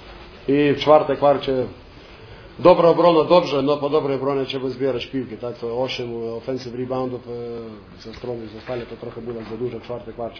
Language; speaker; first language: Polish; non-native, fluent; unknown